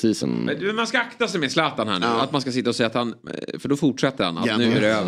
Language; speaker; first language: Swedish; native; Swedish